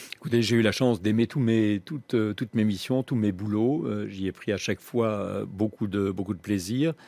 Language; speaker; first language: French; native; French